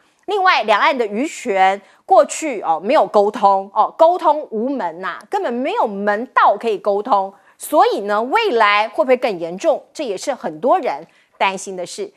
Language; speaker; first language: Chinese; native; Chinese